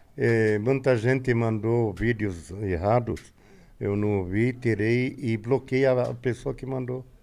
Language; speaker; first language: Portuguese; non-native, fluent; Arabic